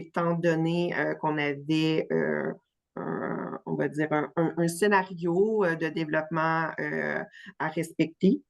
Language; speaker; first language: French; native; French